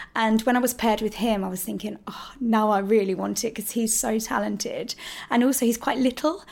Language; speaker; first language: English; native; English